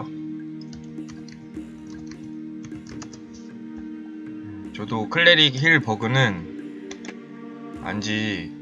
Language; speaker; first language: Korean; native; Korean